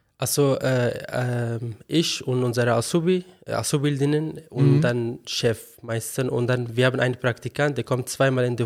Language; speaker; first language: German; non-native, learner; Arabic